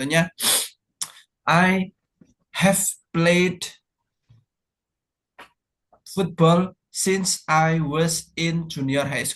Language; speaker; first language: English; non-native, fluent; Indonesian